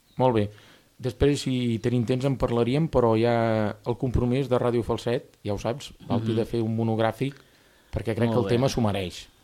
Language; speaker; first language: Catalan; native; Catalan